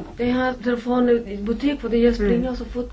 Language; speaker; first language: Norwegian; non-native, learner; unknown